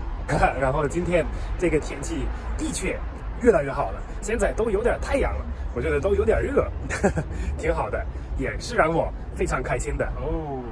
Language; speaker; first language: Chinese; non-native, fluent; German